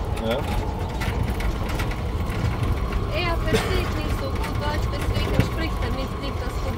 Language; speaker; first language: German; non-native, fluent; Bosnian